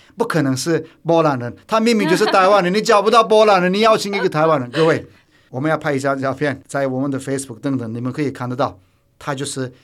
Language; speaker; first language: Chinese; non-native, fluent; Turkish